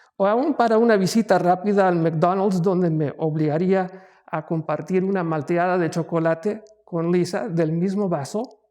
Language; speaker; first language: Spanish; early bilingual, heritage; Spanish